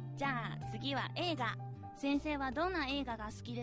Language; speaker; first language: Japanese; non-native, fluent; Chinese